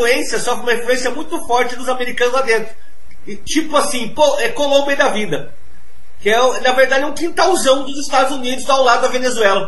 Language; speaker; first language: Portuguese; native; Portuguese